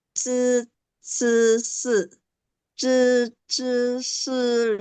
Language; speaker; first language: Chinese; non-native, learner; Indonesian